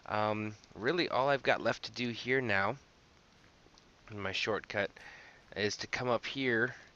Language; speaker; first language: English; native; English